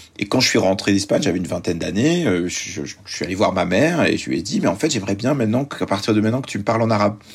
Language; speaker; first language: French; early bilingual, other home language; Arabic